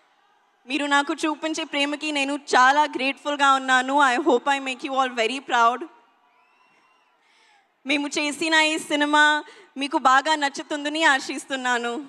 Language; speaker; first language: Telugu; non-native, learner; Hindi